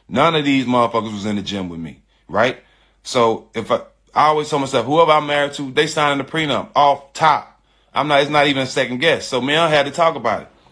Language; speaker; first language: English; native; English